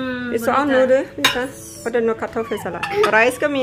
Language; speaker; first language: German; non-native, learner; Thai